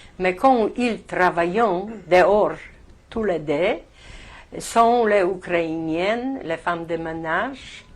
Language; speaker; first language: French; non-native, learner; Polish